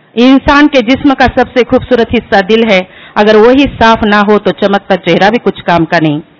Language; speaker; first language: Hindi; non-native, local second language; Marathi